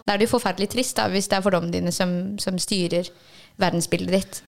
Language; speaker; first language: Norwegian; early bilingual, other home language; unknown